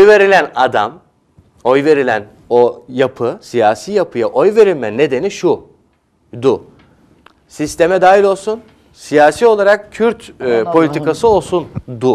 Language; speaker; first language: Turkish; native; Turkish